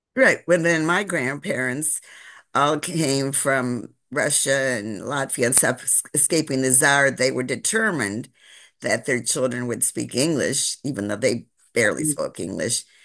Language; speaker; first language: English; native; English